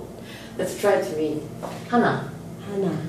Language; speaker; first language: English; non-native, fluent; Korean